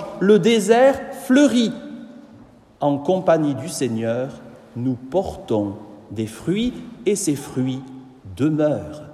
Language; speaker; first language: French; native; French